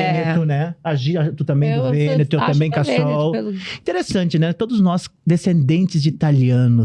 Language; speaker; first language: Portuguese; native; Portuguese